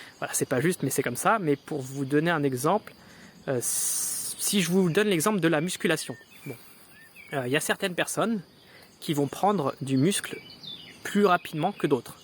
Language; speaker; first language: French; native; French